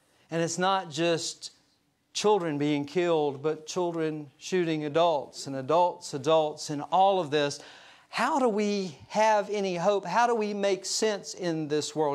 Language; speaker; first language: English; native; English